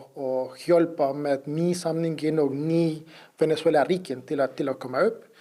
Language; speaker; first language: Icelandic; non-native, learner; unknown